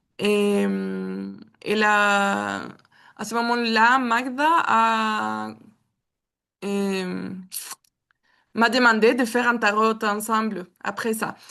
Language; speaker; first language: French; non-native, learner; Spanish